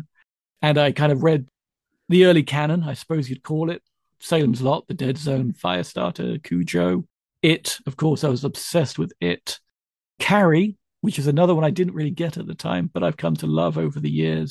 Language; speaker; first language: English; native; English